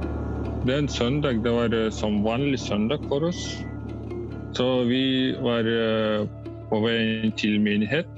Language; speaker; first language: Norwegian; non-native, learner; Russian